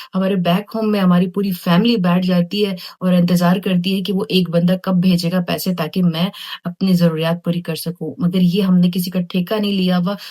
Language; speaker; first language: Urdu; native; Urdu